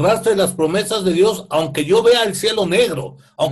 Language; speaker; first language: Spanish; native; Spanish